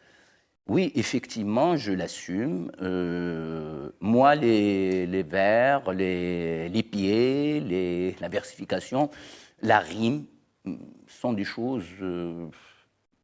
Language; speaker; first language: French; non-native, local second language; Arabic